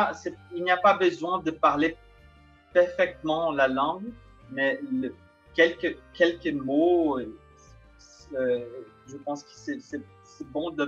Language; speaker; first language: French; non-native, fluent; Portuguese